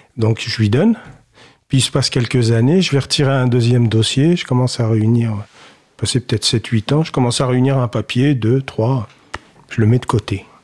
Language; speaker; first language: French; early bilingual, other home language; Kabyle